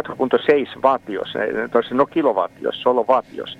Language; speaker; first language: Spanish; non-native, fluent; Finnish